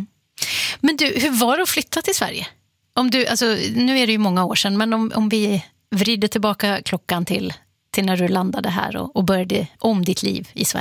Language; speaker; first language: Swedish; native; Swedish